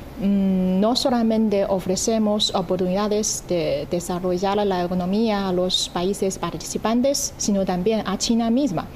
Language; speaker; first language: Spanish; non-native, fluent; Chinese